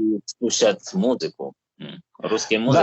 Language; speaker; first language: Russian; non-native, learner; English